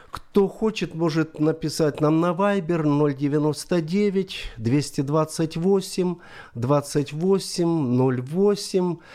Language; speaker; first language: Russian; native; Russian